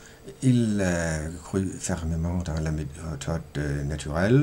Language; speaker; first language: French; non-native, fluent; Danish